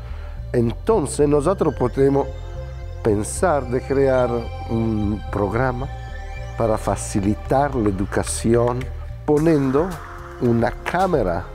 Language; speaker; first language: Spanish; non-native, learner; Italian